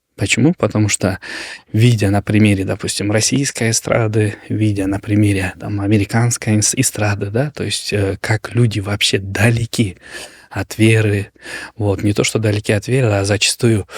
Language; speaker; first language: Russian; non-native, local second language; Kyrgyz